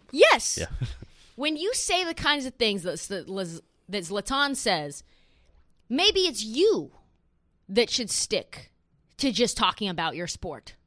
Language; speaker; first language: English; native; English